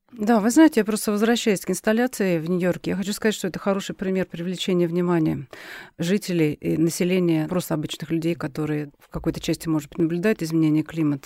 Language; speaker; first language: Russian; native; Russian